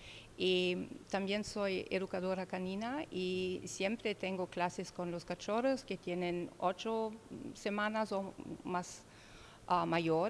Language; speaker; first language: Spanish; non-native, learner; German